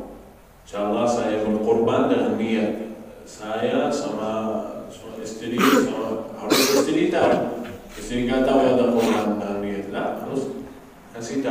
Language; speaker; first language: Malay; non-native, fluent; Arabic